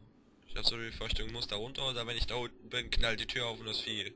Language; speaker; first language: German; native; German